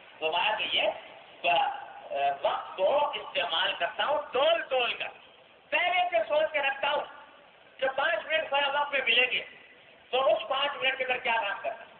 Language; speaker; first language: Urdu; non-native, local second language; Pashto